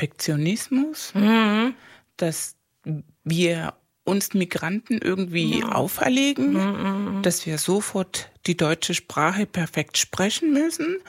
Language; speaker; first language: German; non-native, fluent; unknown